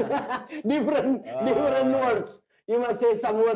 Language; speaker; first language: English; non-native, learner; Indonesian